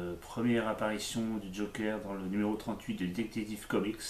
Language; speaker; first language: French; native; French